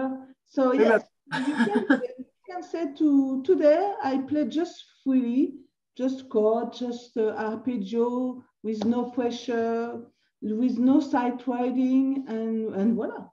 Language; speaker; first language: English; non-native, learner; French